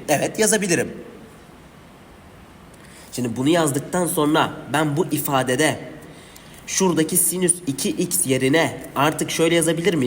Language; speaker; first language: Turkish; native; Turkish